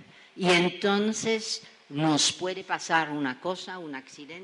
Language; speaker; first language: Spanish; non-native, fluent; French